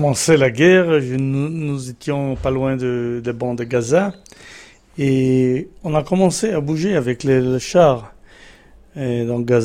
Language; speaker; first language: French; non-native, fluent; Hebrew